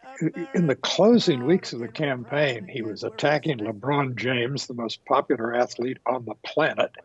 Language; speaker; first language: English; native; English